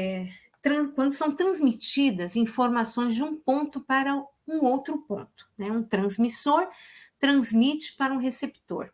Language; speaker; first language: Portuguese; native; Portuguese